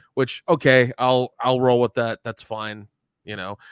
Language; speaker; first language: English; early bilingual, other home language; Hindi